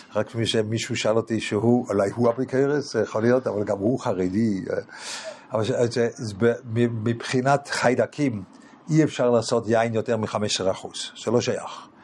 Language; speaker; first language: Hebrew; non-native, fluent; English